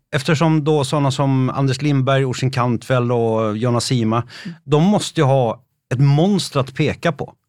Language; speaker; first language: Swedish; native; Swedish